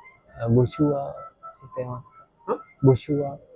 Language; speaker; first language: Japanese; non-native, learner; Sinhala